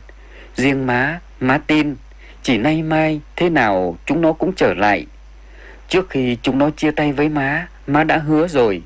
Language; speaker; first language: Vietnamese; native; Vietnamese